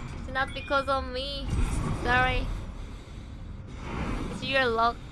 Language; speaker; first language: English; non-native, learner; Korean